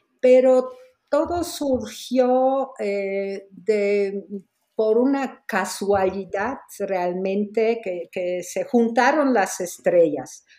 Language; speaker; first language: Spanish; non-native, fluent; Polish